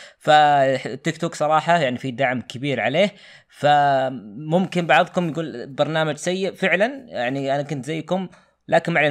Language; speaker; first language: Arabic; native; Arabic